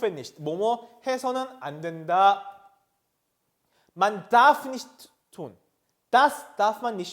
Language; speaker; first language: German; non-native, fluent; Korean